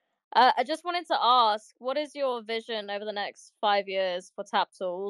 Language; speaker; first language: English; native; English